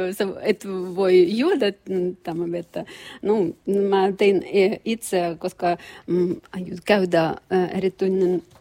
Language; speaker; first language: Finnish; non-native, learner; Russian